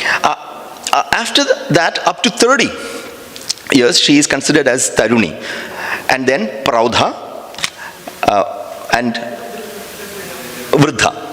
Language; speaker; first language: English; non-native, local second language; Malayalam